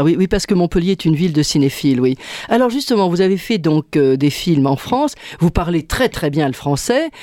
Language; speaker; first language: French; native; French